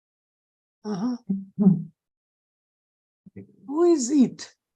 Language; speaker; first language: English; non-native, fluent; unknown